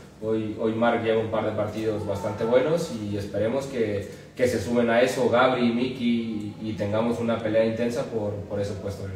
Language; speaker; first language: Spanish; native; Spanish